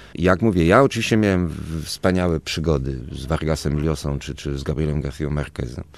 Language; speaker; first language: Polish; early bilingual, other home language; Spanish